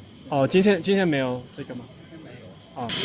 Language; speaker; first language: Chinese; non-native, learner; English